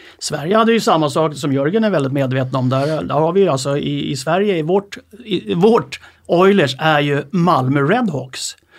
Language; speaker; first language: Swedish; native; Swedish